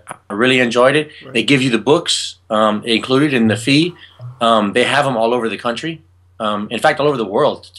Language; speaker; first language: English; native; English